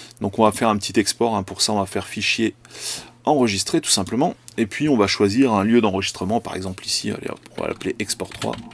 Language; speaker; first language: French; native; French